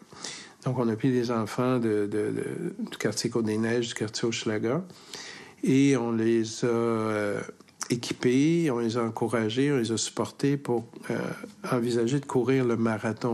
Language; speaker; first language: French; native; French